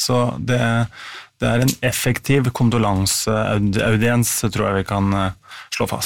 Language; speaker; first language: Norwegian; native; Norwegian